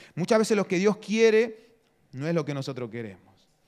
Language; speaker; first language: Spanish; native; Spanish